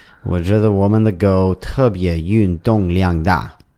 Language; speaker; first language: Chinese; non-native, learner; English